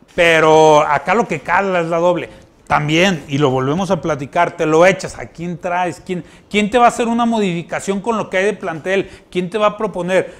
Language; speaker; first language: Spanish; native; Spanish